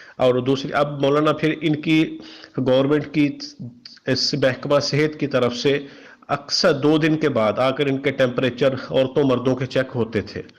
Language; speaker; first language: Urdu; non-native, local second language; Punjabi